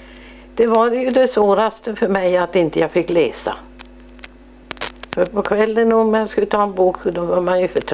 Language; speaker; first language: Swedish; native; Swedish